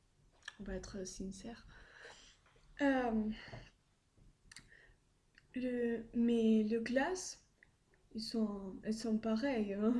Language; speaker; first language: French; non-native, learner; Spanish